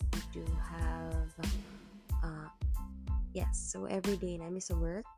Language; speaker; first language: English; non-native, local second language; Cebuano